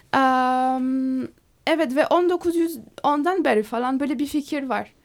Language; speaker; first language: Turkish; non-native, fluent; Polish